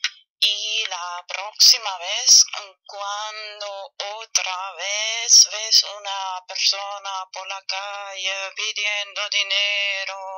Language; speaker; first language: Spanish; non-native, fluent; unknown